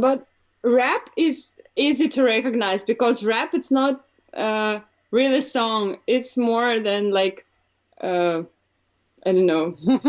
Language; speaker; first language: English; non-native, fluent; Russian